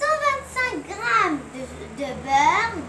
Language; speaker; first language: French; non-native, local second language; Arabic